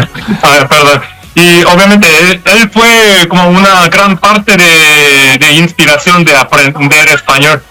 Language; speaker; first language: Spanish; non-native, learner; Korean